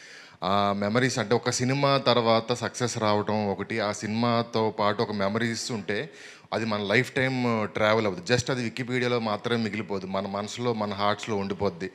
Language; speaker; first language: Telugu; native; Telugu